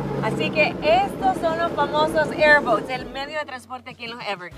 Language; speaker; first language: Spanish; native; Spanish